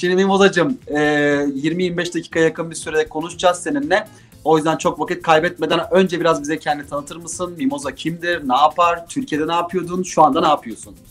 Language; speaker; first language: Turkish; native; Turkish